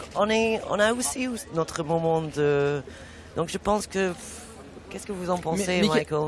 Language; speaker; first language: French; non-native, fluent; English